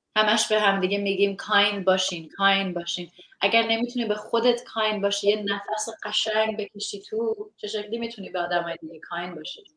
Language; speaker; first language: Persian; early bilingual, heritage; Persian